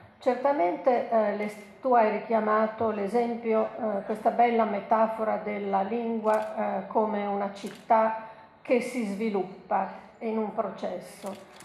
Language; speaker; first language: Italian; native; Italian